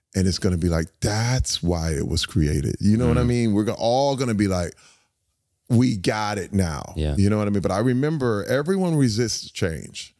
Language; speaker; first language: English; native; English